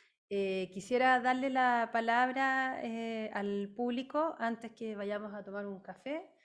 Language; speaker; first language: Spanish; native; Spanish